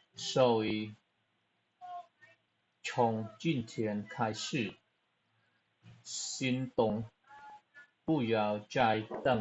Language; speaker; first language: Chinese; non-native, fluent; Khmer